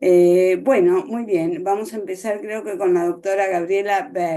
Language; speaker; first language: Spanish; native; Spanish